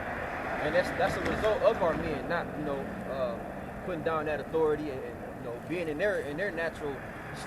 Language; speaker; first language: English; native; English